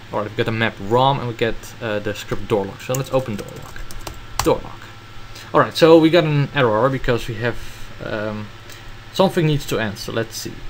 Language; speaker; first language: English; non-native, fluent; Dutch